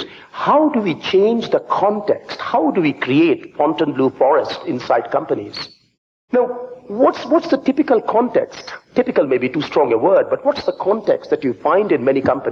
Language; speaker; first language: English; non-native, local second language; Bangla